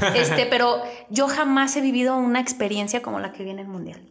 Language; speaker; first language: Spanish; native; Spanish